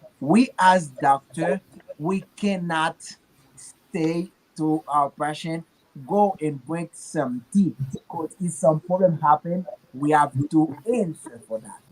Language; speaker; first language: English; non-native, learner; Haitian Creole